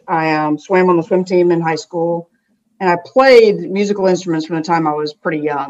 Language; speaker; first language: English; native; English